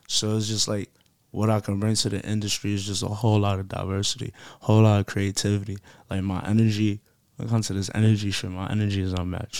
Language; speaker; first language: English; native; English